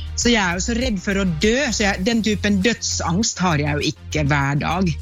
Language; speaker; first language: Norwegian; non-native, fluent; Finnish